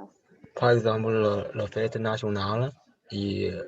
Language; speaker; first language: French; non-native, learner; Chinese